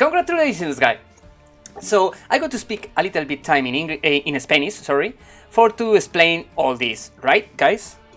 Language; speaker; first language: English; non-native, learner; Spanish